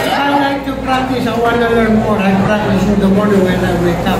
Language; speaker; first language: English; non-native, learner; Filipino